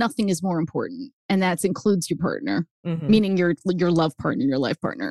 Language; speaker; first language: English; early bilingual, other home language; Spanish